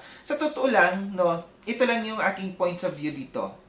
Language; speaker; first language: Filipino; native; Filipino